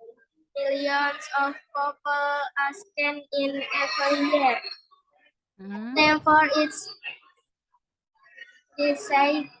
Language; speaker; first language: English; non-native, learner; Indonesian